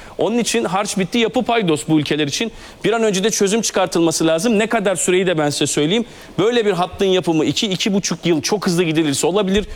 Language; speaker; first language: Turkish; native; Turkish